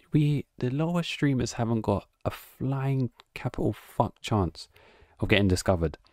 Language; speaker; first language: English; native; English